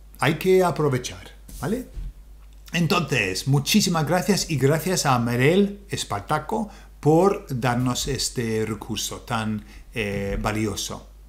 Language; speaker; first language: Spanish; non-native, fluent; English